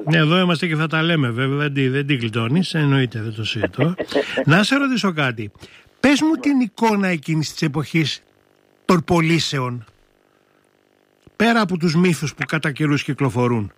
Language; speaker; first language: Greek; native; Greek